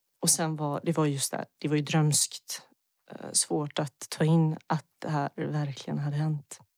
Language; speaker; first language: Swedish; early bilingual, other home language; Bosnian